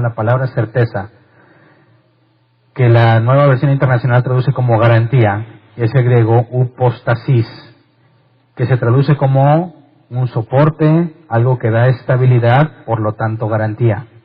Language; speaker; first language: Spanish; native; Spanish